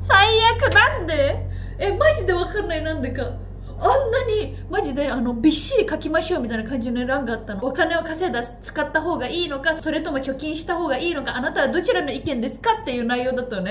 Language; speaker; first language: Japanese; native; Japanese